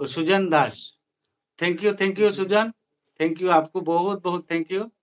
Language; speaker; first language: Hindi; non-native, local second language; Bangla